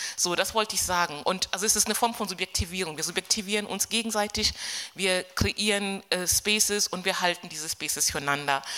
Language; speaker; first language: German; non-native, fluent; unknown